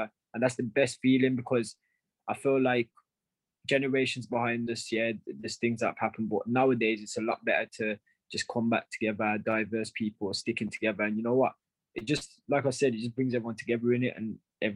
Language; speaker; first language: English; native; English